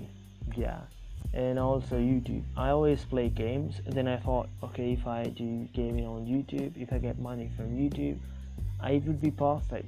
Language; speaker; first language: English; non-native, local second language; Tamil